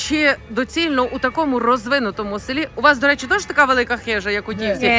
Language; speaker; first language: Ukrainian; native; Ukrainian